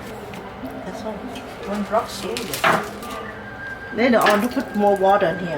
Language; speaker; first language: English; non-native, learner; Vietnamese